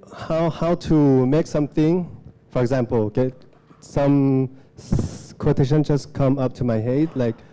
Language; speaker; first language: English; non-native, fluent; Lao